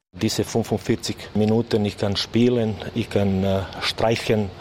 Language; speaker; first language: German; non-native, learner; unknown